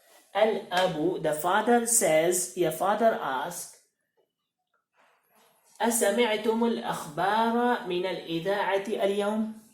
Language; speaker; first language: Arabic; non-native, fluent; Hindi